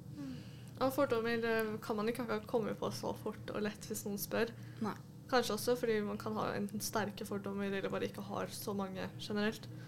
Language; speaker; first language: Norwegian; native; Norwegian